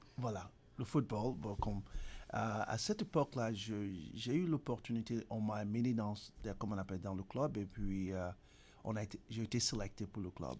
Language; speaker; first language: French; native; French